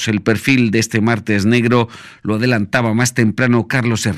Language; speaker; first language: Spanish; native; Spanish